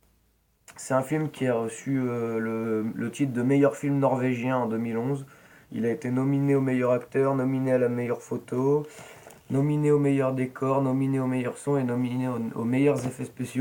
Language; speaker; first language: French; native; French